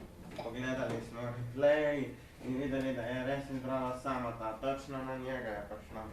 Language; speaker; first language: Slovenian; early bilingual, other home language; Polish